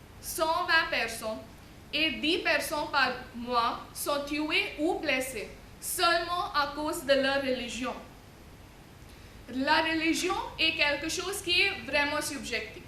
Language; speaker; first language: French; non-native, fluent; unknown